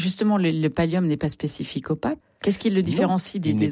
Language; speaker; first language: French; native; French